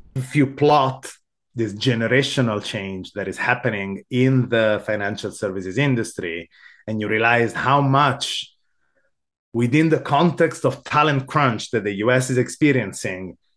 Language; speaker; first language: English; non-native, fluent; Italian